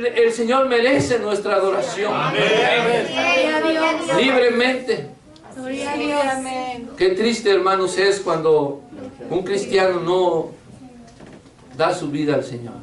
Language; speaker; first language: Spanish; native; Spanish